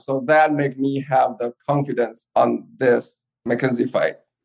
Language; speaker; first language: English; non-native, fluent; Chinese